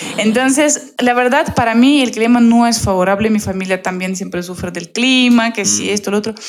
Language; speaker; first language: Spanish; non-native, fluent; Russian